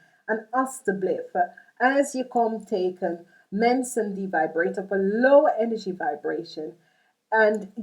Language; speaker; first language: Dutch; non-native, fluent; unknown